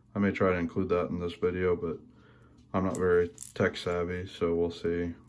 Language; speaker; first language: English; native; English